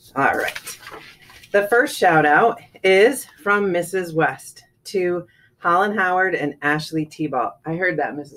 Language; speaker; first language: English; native; English